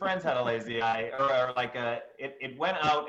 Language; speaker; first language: English; native; English